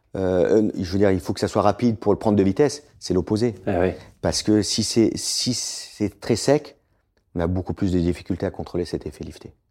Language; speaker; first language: French; native; French